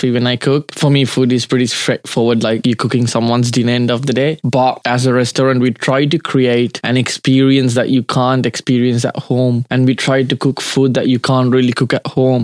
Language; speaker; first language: English; non-native, local second language; Sinhala